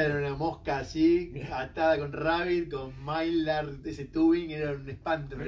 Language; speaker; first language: Spanish; native; Spanish